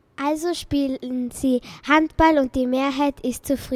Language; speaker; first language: German; native; German